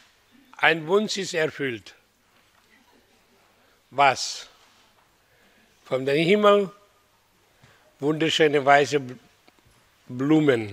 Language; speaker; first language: German; non-native, fluent; Hindi